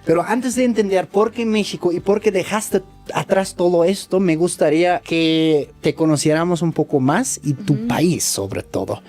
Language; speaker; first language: Spanish; native; Spanish